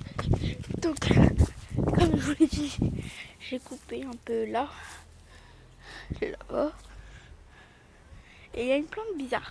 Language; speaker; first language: French; native; French